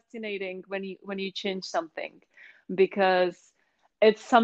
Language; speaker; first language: English; non-native, fluent; Czech